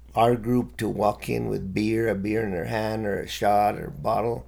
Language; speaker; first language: English; early bilingual, other home language; Spanish